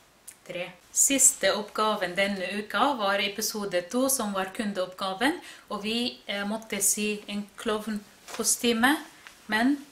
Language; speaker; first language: Norwegian; non-native, fluent; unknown